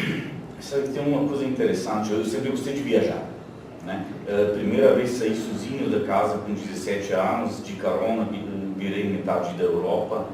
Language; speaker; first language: Portuguese; non-native, fluent; Slovenian